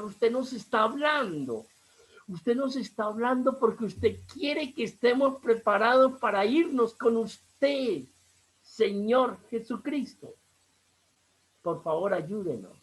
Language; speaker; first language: Spanish; native; Spanish